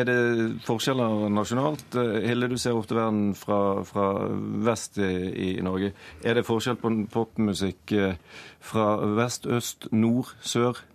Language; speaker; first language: Norwegian; native; Norwegian